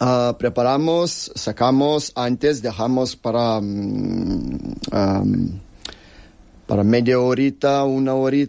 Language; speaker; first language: Spanish; non-native, learner; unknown